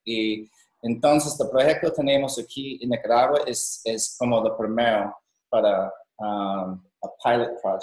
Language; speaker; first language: Spanish; non-native, learner; English